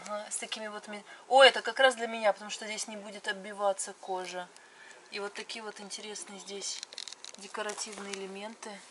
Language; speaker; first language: Russian; native; Russian